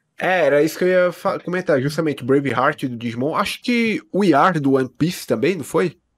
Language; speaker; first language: Portuguese; native; Portuguese